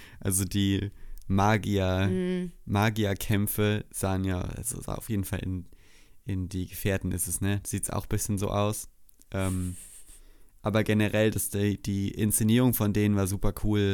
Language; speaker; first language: German; native; German